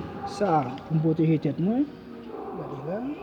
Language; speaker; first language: French; non-native, learner; Haitian Creole